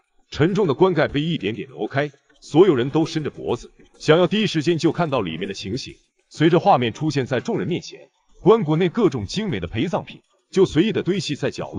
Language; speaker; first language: Chinese; native; Chinese